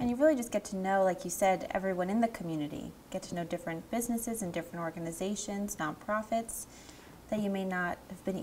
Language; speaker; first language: English; native; English